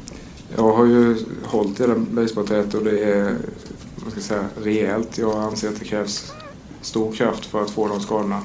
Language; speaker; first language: Swedish; native; Swedish